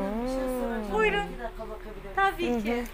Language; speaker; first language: Turkish; native; Turkish